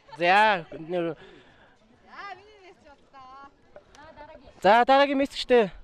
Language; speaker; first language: Mongolian; native; Mongolian